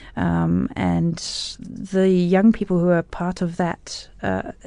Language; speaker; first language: English; native; English